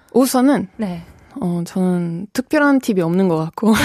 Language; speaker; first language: Korean; non-native, fluent; Italian